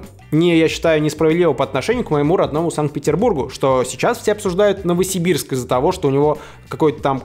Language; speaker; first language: Russian; native; Russian